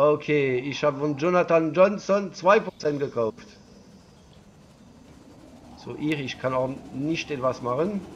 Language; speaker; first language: German; non-native, learner; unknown